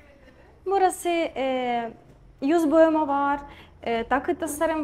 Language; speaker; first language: Turkish; non-native, learner; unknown